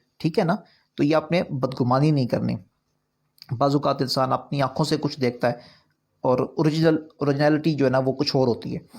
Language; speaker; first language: Urdu; non-native, local second language; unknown